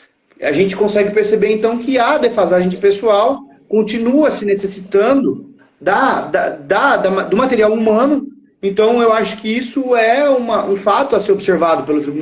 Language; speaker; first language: Portuguese; native; Portuguese